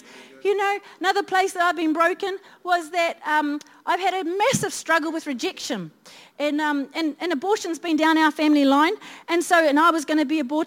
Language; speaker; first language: English; native; English